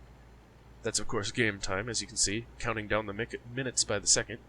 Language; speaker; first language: English; native; English